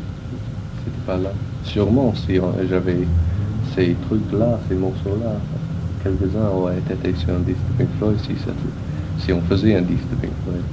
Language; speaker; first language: French; non-native, fluent; English